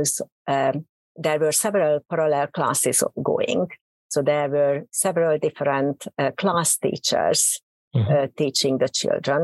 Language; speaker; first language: English; non-native, fluent; Hungarian